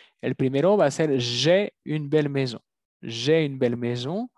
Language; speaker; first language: French; non-native, fluent; Spanish